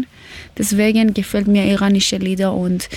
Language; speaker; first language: German; non-native, learner; Persian